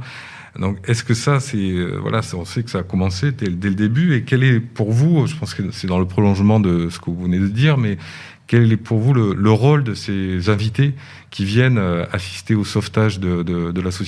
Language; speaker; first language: French; native; French